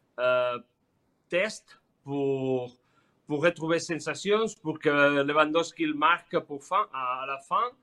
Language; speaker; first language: French; non-native, learner; Spanish